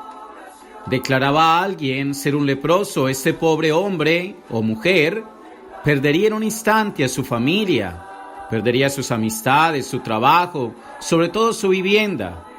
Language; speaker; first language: Spanish; native; Spanish